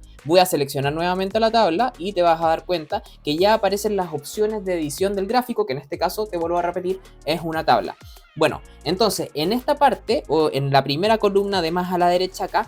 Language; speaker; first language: Spanish; native; Spanish